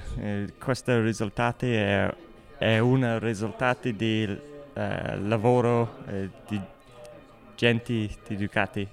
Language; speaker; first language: Italian; non-native, learner; English